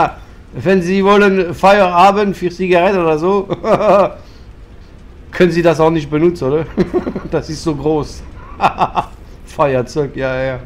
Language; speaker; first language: German; non-native, fluent; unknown